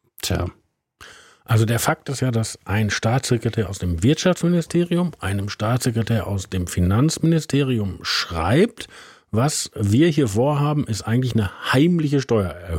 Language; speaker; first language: German; native; German